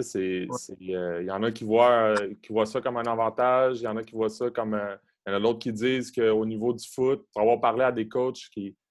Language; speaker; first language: French; native; French